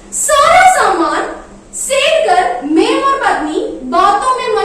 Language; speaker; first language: Hindi; non-native, local second language; Malayalam